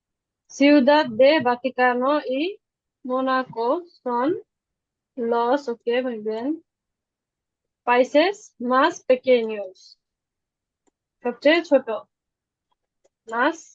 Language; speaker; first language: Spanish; non-native, learner; Bangla